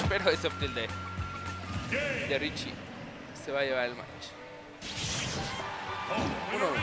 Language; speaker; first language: Spanish; native; Spanish